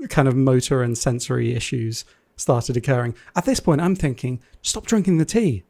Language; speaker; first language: English; native; English